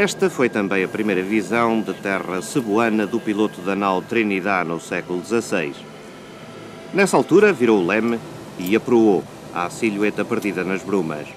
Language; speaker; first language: Portuguese; native; Portuguese